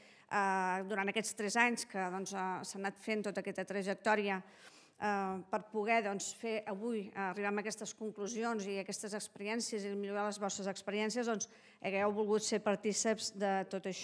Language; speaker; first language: Catalan; native; Catalan